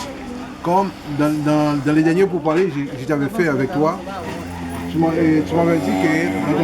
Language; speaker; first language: French; non-native, local second language; Haitian Creole